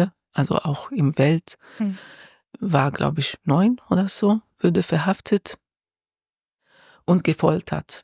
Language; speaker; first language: German; non-native, learner; Arabic